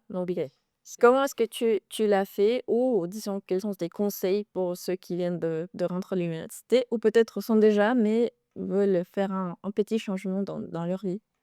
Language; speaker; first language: French; non-native, fluent; Spanish